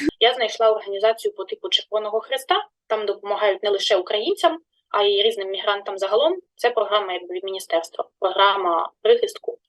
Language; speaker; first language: Ukrainian; native; Ukrainian